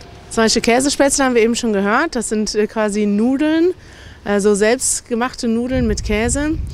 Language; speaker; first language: German; native; German